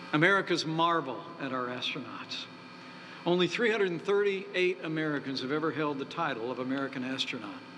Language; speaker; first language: English; native; English